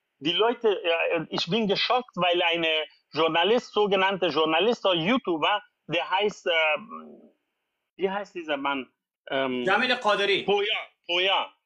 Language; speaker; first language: German; non-native, learner; Persian